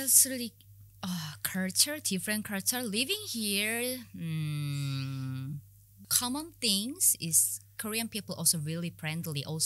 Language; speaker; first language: English; non-native, learner; Korean